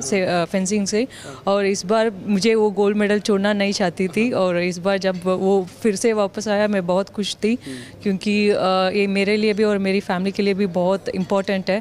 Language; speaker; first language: Hindi; non-native, local second language; Tamil